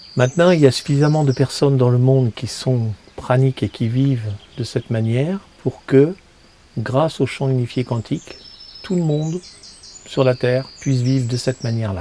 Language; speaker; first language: French; native; French